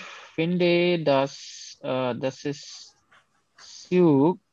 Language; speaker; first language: German; non-native, learner; Urdu